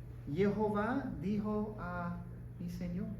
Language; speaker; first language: Spanish; non-native, learner; English